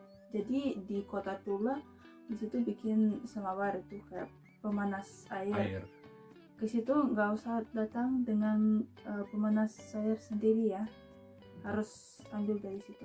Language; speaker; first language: Indonesian; non-native, fluent; Russian